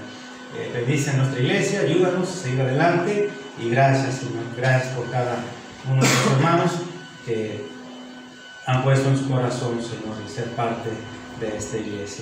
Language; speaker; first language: Spanish; native; Spanish